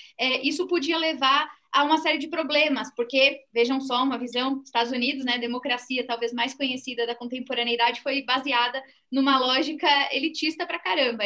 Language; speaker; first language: Portuguese; native; Portuguese